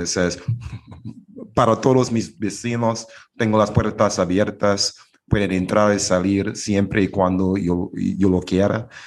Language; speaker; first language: Spanish; non-native, learner; English